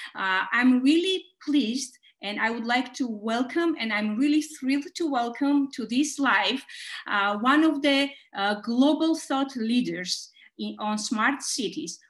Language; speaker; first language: English; non-native, fluent; Georgian